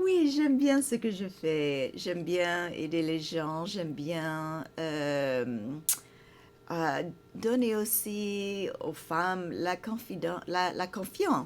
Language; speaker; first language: French; non-native, fluent; English